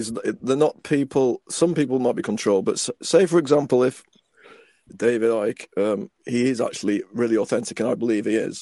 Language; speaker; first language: English; native; English